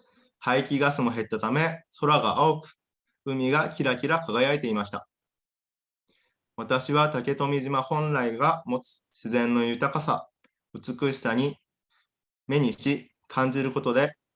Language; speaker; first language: Japanese; native; Japanese